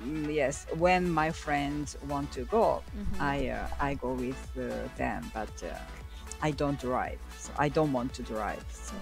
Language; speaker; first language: English; non-native, learner; Japanese